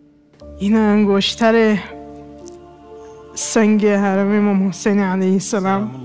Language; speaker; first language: Persian; non-native, fluent; Portuguese